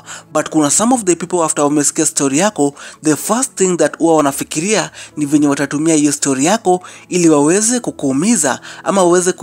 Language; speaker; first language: Swahili; non-native, local second language; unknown